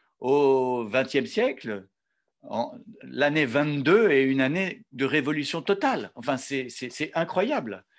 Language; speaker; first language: French; native; French